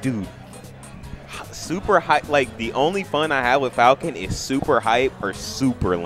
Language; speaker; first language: English; native; English